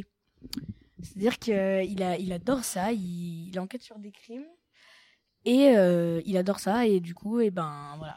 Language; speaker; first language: French; native; French